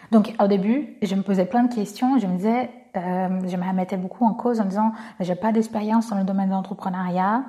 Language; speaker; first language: French; non-native, fluent; Portuguese